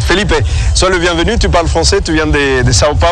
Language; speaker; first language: French; native; French